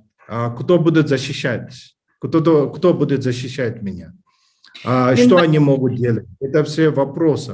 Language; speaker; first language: Russian; non-native, learner; English